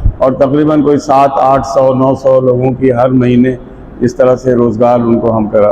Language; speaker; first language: Urdu; native; Urdu